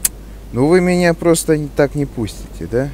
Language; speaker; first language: Russian; native; Russian